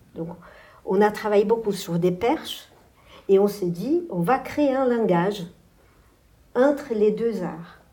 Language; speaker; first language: French; non-native, fluent; Portuguese